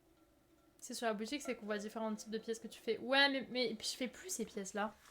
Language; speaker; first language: French; native; French